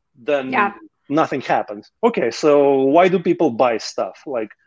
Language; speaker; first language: English; non-native, fluent; Russian